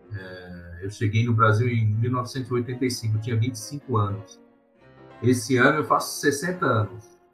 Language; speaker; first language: Portuguese; non-native, fluent; English